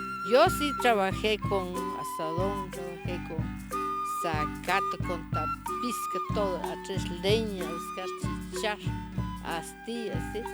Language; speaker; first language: Spanish; non-native, local second language; Kaqchikel